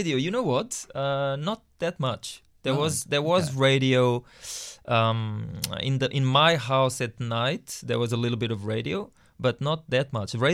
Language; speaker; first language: English; non-native, fluent; Portuguese